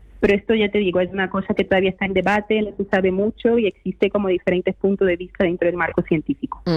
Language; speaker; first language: Spanish; early bilingual, other home language; Portuguese